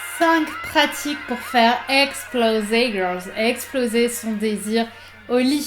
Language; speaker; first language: French; native; French